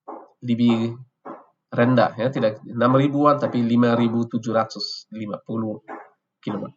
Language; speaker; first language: Indonesian; non-native, fluent; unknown